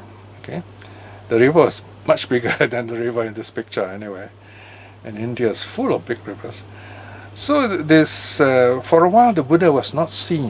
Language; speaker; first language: English; native; English